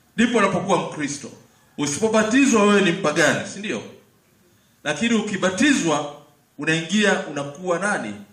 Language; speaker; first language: Swahili; native; Swahili